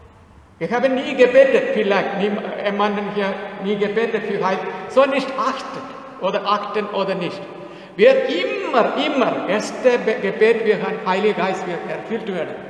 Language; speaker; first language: German; non-native, learner; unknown